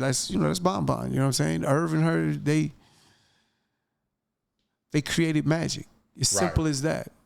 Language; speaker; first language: English; native; English